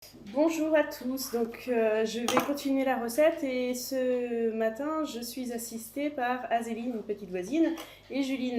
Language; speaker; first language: French; native; French